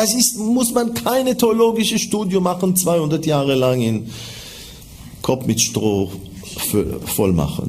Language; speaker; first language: German; non-native, fluent; Hebrew